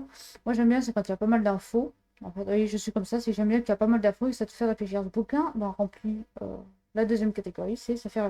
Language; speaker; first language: French; native; French